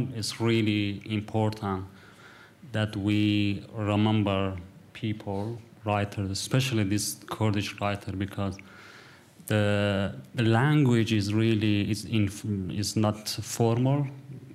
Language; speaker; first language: English; non-native, fluent; Kurdish